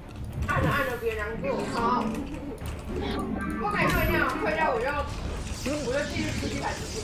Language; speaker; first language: Chinese; native; Chinese